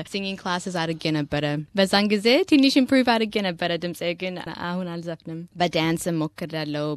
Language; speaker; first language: Amharic; early bilingual, heritage; Amharic